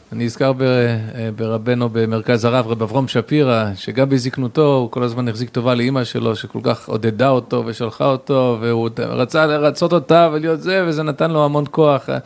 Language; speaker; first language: Hebrew; native; Hebrew